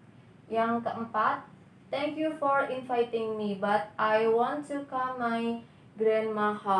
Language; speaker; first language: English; non-native, learner; Indonesian